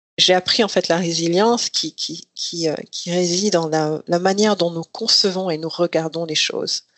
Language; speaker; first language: French; non-native, local second language; Rundi